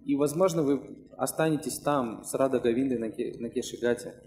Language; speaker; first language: Russian; native; Russian